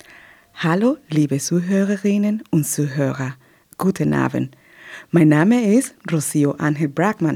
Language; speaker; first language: German; non-native, fluent; Spanish